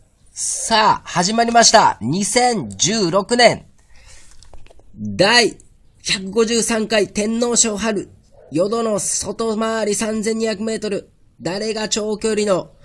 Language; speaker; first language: Japanese; native; Japanese